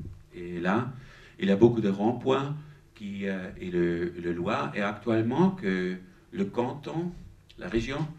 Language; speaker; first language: French; non-native, learner; German